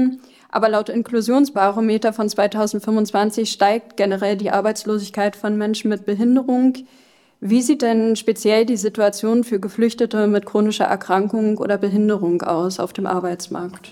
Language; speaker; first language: German; native; German